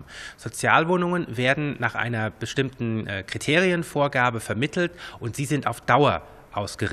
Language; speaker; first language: German; native; German